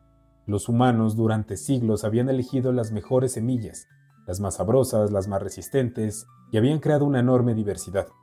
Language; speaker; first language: Spanish; native; Spanish